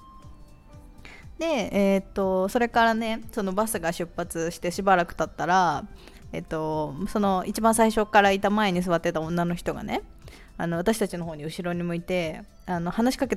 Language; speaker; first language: Japanese; native; Japanese